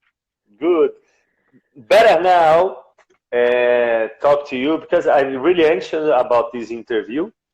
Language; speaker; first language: English; non-native, learner; Portuguese